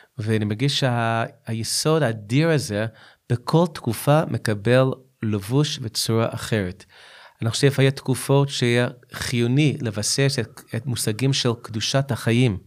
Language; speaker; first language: Hebrew; non-native, fluent; English